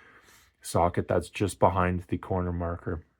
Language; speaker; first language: English; native; English